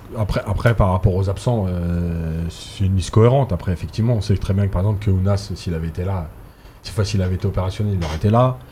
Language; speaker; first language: French; native; French